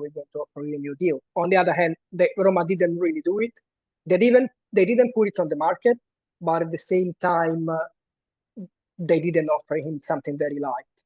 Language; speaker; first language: English; non-native, fluent; Italian